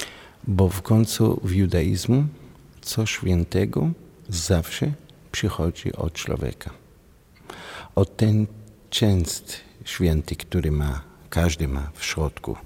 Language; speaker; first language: Polish; non-native, learner; Hebrew